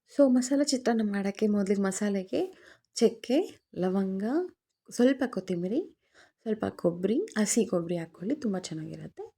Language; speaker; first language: Kannada; non-native, local second language; Telugu